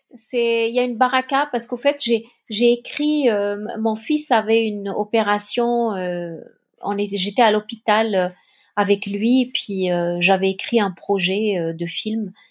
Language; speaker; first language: French; non-native, local second language; Kabyle